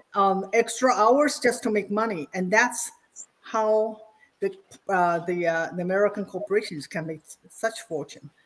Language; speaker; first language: English; non-native, fluent; Chinese